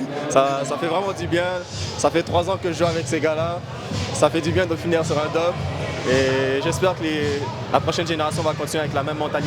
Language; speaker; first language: French; native; French